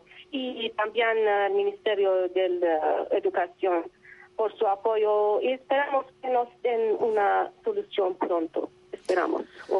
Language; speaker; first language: Spanish; non-native, learner; Arabic